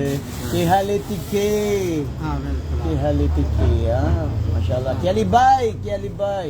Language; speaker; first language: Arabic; non-native, learner; Filipino